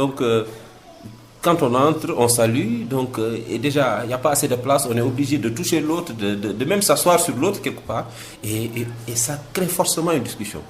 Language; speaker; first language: French; non-native, local second language; Wolof